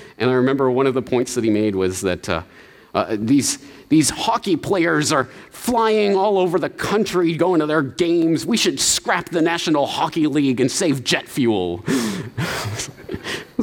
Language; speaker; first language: English; native; English